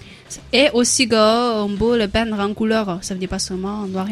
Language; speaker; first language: French; non-native, learner; Chinese